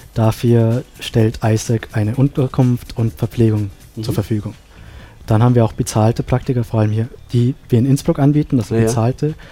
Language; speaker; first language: German; non-native, fluent; Sinhala